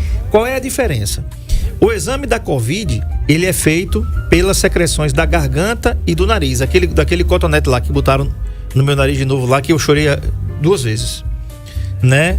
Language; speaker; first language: Portuguese; native; Portuguese